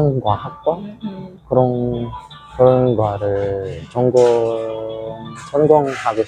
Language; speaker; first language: Korean; non-native, learner; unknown